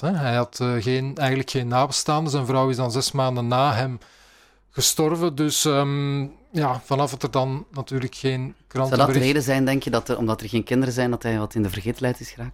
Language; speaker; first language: Dutch; native; Dutch